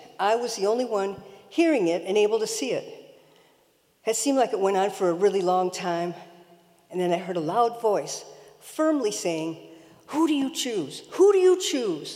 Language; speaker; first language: English; native; English